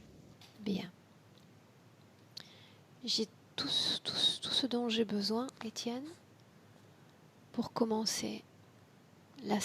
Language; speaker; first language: French; native; French